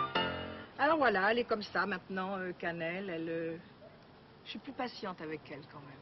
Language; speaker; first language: French; native; French